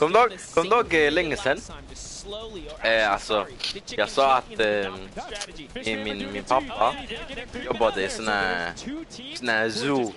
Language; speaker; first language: Swedish; early bilingual, other home language; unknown